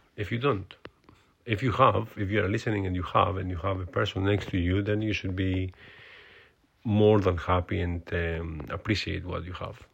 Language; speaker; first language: English; non-native, fluent; Greek